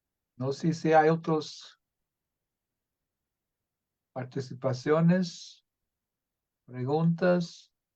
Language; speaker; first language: Spanish; non-native, fluent; English